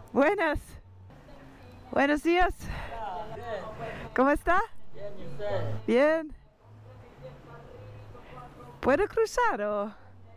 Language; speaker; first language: Spanish; non-native, learner; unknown